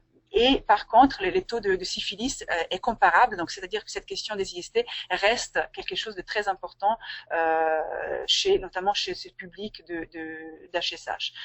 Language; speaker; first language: French; native; French